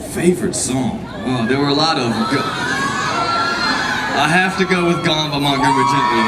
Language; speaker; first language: English; native; English